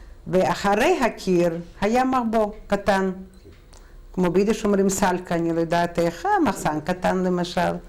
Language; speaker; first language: Hebrew; non-native, fluent; Russian